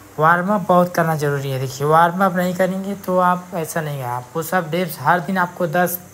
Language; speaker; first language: Hindi; native; Hindi